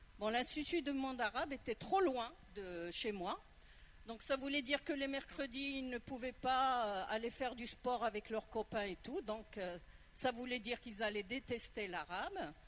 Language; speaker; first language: French; non-native, local second language; Arabic